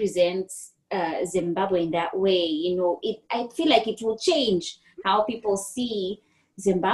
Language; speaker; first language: English; non-native, local second language; Shona